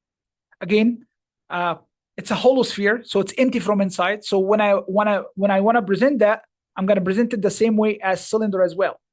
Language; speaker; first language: English; non-native, fluent; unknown